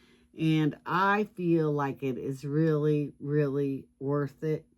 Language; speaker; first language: English; native; English